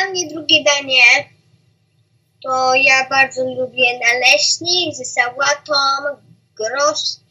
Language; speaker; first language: Polish; early bilingual, heritage; Polish